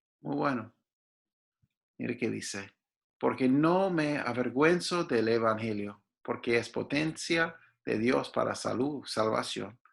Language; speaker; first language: Spanish; non-native, fluent; English